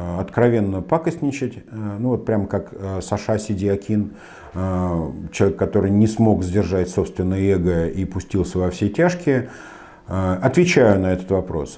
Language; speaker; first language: Russian; native; Russian